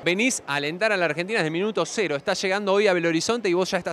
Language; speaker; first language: Spanish; native; Spanish